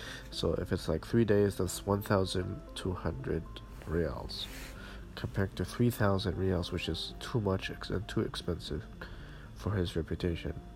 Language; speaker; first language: English; non-native, fluent; Arabic